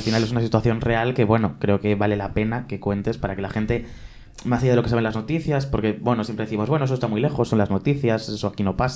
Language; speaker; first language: Spanish; native; Spanish